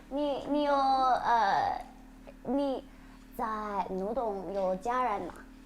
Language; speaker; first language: Chinese; non-native, learner; English